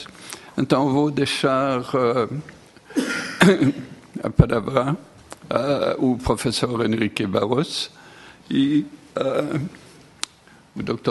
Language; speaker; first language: Portuguese; non-native, fluent; French